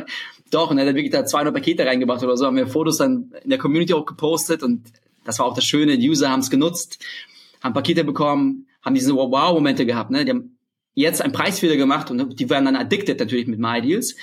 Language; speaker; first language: German; early bilingual, other home language; Russian